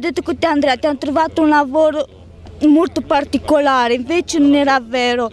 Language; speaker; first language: Italian; non-native, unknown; Romanian